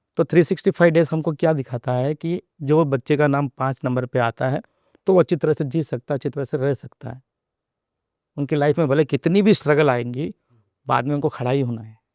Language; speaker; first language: Hindi; non-native, local second language; Telugu